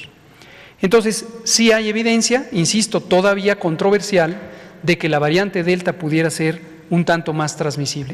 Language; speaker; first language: Spanish; native; Spanish